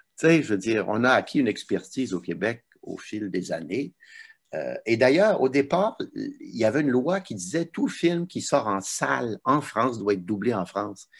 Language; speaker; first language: French; native; French